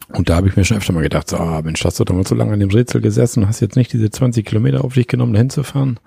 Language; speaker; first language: German; native; German